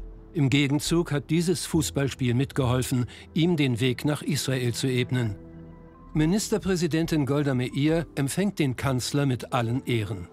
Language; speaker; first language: German; native; German